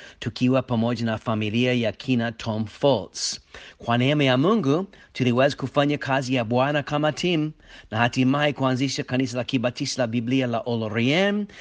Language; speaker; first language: Swahili; non-native, fluent; English